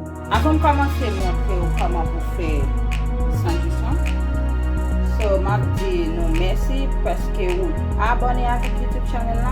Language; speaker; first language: French; non-native, local second language; Haitian Creole